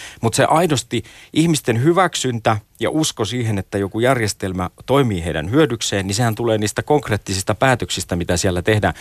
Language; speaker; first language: Finnish; native; Finnish